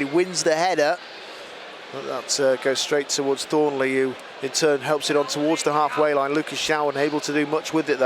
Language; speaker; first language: English; native; English